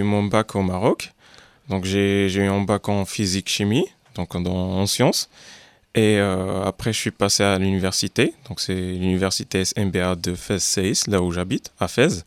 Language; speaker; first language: French; non-native, local second language; Arabic